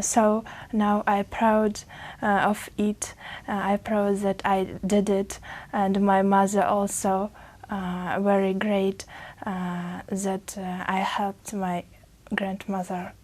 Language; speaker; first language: English; non-native, learner; Uzbek